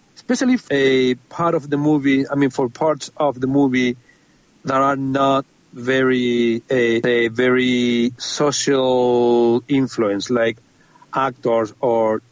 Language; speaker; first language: English; non-native, fluent; Spanish